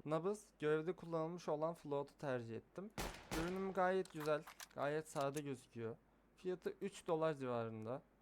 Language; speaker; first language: Turkish; native; Turkish